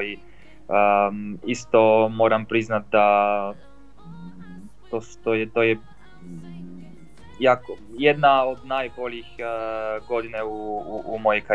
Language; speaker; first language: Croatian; non-native, fluent; Polish